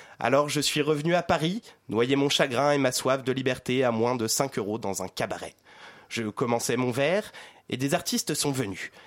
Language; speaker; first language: French; native; French